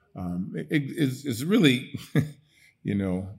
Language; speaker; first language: English; early bilingual, other home language; Dutch